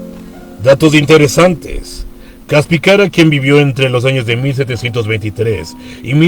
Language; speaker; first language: Spanish; native; Spanish